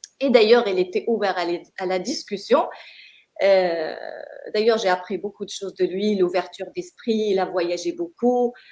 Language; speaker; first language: French; non-native, local second language; Arabic